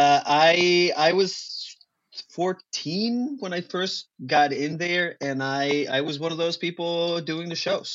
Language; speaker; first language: English; non-native, fluent; Spanish